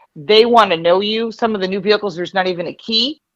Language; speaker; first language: English; native; English